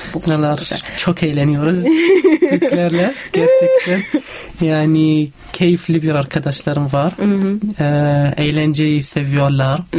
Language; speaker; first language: Turkish; non-native, learner; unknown